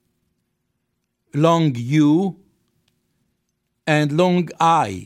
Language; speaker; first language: English; non-native, fluent; Arabic